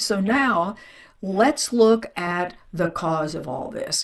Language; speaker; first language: English; native; English